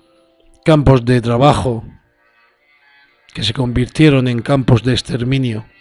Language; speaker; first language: Spanish; native; Spanish